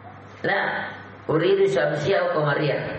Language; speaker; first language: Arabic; non-native, fluent; Indonesian